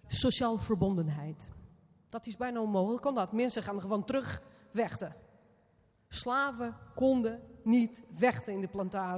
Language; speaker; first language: Dutch; non-native, fluent; Portuguese